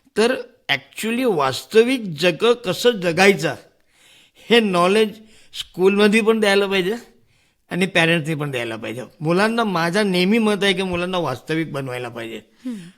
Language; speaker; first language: Marathi; non-native, local second language; Hindi